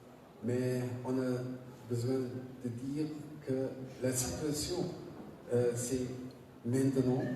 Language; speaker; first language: French; non-native, learner; German